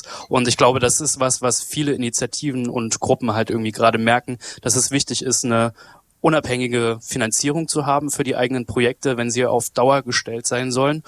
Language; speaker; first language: German; native; German